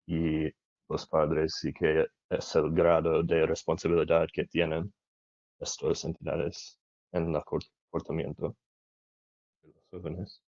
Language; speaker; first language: Spanish; non-native, learner; English